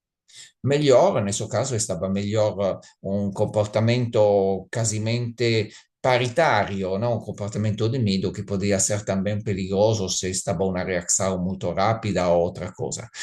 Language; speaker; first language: Spanish; non-native, learner; Italian